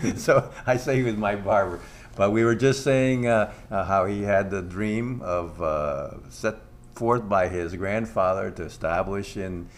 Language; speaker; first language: English; non-native, local second language; Spanish